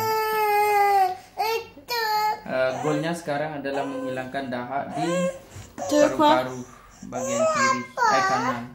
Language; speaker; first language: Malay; non-native, learner; French